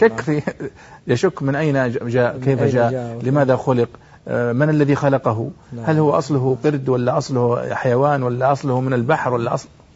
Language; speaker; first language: Arabic; native; Arabic